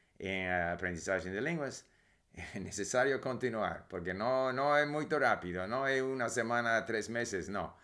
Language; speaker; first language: Portuguese; non-native, learner; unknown